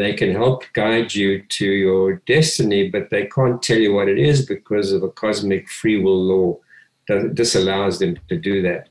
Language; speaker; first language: English; native; English